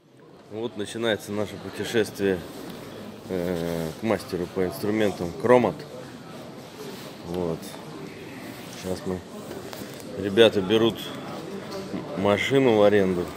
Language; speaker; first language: Russian; native; Russian